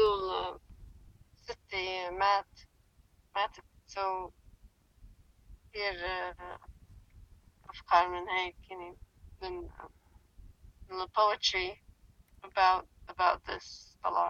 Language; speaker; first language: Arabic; early bilingual, heritage; English